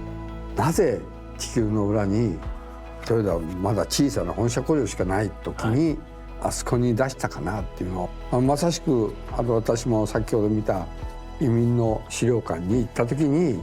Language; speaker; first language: Japanese; native; Japanese